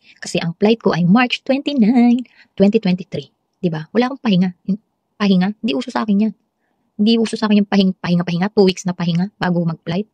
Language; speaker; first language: Filipino; native; Filipino